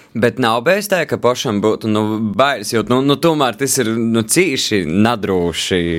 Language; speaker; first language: Latvian; native; Latvian